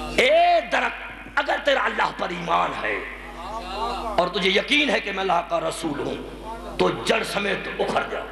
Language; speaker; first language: Urdu; non-native, local second language; Sindhi